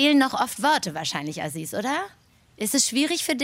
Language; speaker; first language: German; native; German